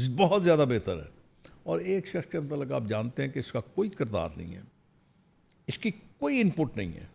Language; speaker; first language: Urdu; non-native, local second language; Punjabi